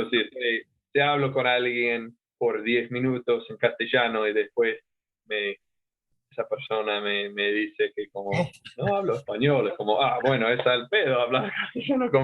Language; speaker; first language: Spanish; non-native, fluent; English